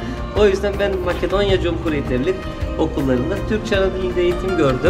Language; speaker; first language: Turkish; native; Turkish